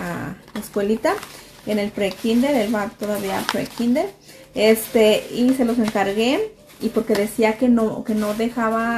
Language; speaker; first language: Spanish; native; Spanish